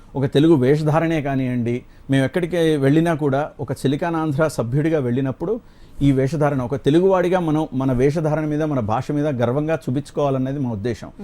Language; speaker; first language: Telugu; native; Telugu